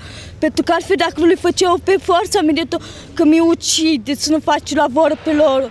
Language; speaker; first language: Italian; non-native, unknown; Romanian